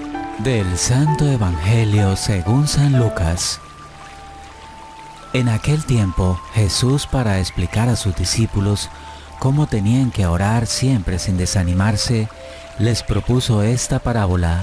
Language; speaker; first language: Spanish; native; Spanish